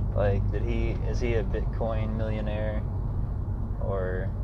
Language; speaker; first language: English; native; English